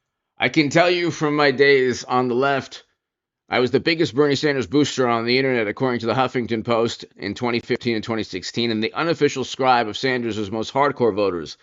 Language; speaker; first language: English; native; English